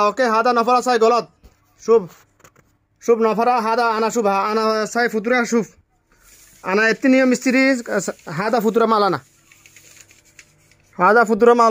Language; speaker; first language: Arabic; non-native, learner; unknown